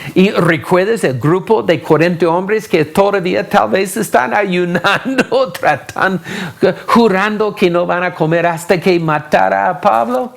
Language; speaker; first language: Spanish; non-native, fluent; English